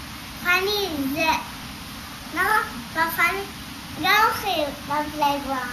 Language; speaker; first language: Hebrew; early bilingual, heritage; Hebrew